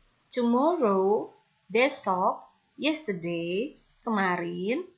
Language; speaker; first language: English; non-native, fluent; Indonesian